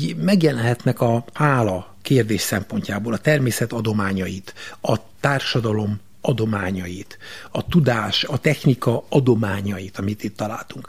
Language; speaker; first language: Hungarian; native; Hungarian